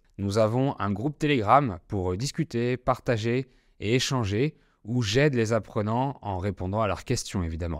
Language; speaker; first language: French; native; French